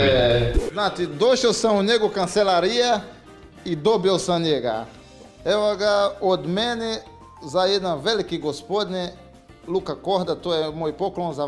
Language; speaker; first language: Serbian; non-native, learner; Portuguese